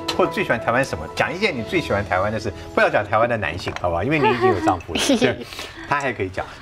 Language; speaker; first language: Chinese; native; Chinese